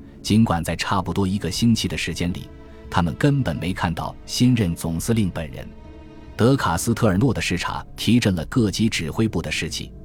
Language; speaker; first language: Chinese; native; Chinese